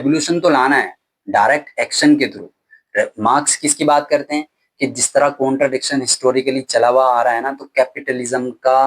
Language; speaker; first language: Hindi; native; Hindi